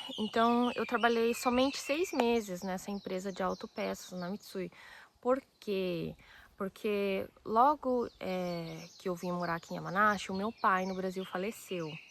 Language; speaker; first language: Portuguese; early bilingual, other home language; Japanese